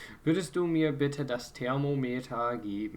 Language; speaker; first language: German; non-native, fluent; English